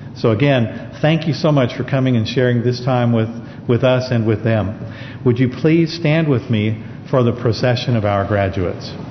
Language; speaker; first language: English; native; English